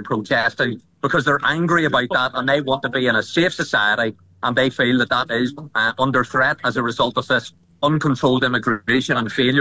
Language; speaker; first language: English; native; English